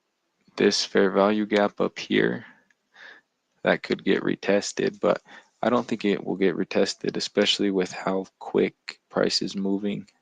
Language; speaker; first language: English; native; English